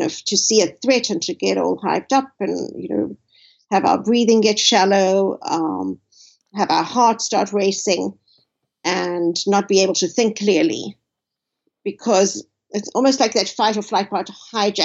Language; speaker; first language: English; native; English